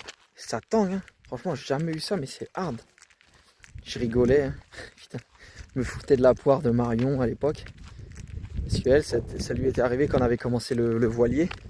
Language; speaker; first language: French; native; French